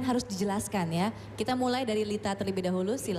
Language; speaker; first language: Indonesian; native; Indonesian